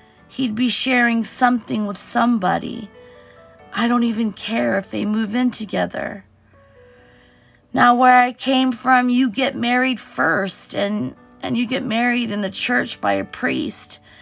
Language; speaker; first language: English; early bilingual, other home language; Portuguese